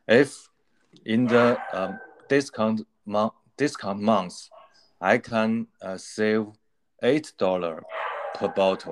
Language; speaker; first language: English; non-native, learner; Chinese